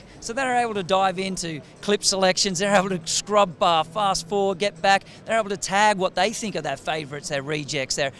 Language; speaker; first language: English; native; English